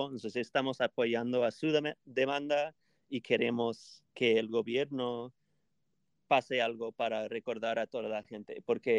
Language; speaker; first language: Spanish; non-native, fluent; English